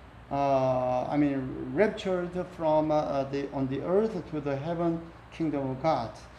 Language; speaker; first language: English; non-native, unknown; Korean